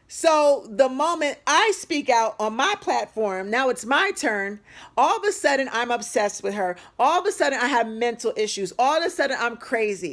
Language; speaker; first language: English; native; English